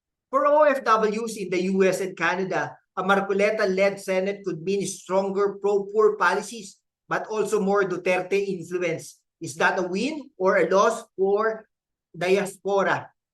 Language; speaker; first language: English; non-native, local second language; Filipino